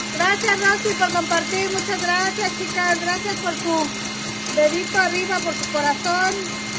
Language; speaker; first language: Spanish; native; Spanish